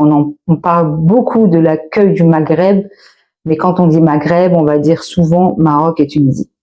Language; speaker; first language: French; native; French